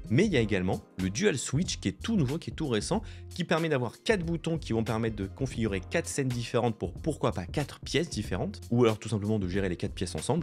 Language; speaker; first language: French; native; French